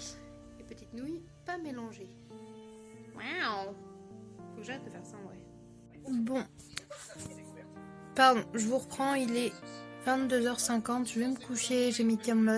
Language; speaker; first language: French; native; French